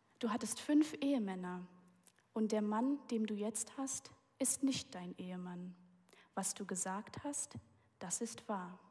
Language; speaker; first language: German; early bilingual, heritage; German